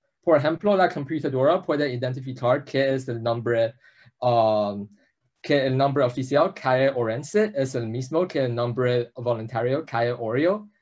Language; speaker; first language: Spanish; non-native, learner; English